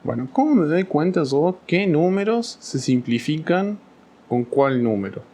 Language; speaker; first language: Spanish; native; Spanish